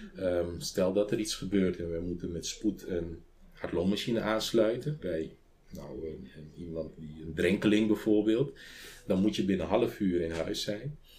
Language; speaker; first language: Dutch; non-native, local second language; Papiamento